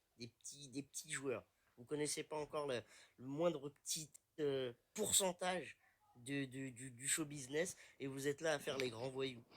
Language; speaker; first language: French; native; French